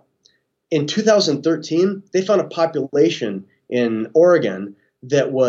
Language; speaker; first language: English; native; English